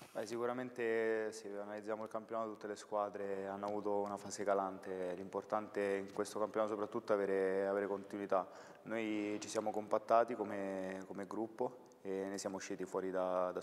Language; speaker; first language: Italian; native; Italian